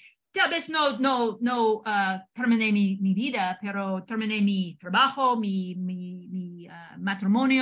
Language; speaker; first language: Spanish; non-native, learner; English